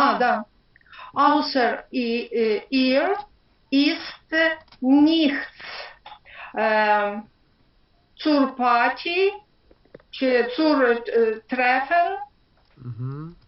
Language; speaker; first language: German; non-native, learner; Ukrainian